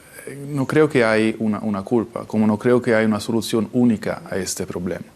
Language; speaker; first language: Spanish; non-native, fluent; Italian